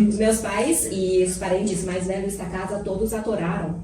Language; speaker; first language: Portuguese; non-native, fluent; Chinese